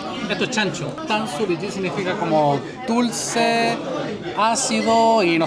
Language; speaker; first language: Spanish; native; Spanish